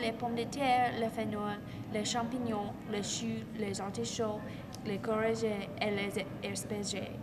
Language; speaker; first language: French; non-native, learner; English